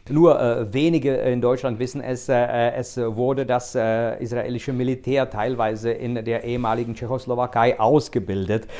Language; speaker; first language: German; non-native, fluent; Czech